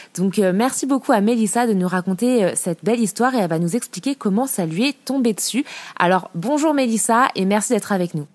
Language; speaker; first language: French; native; French